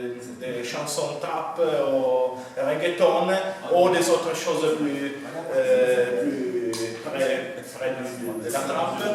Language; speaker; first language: French; non-native, fluent; Italian